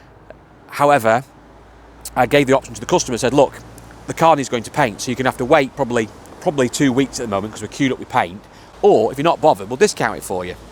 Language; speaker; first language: English; native; English